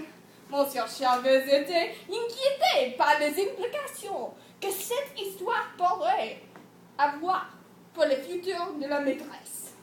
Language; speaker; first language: French; non-native, learner; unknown